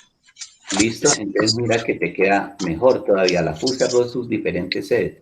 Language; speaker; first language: Spanish; native; Spanish